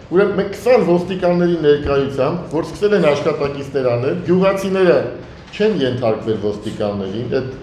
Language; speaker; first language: Armenian; native; Armenian